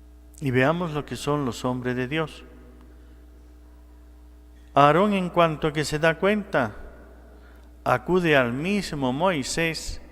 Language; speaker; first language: Spanish; native; Spanish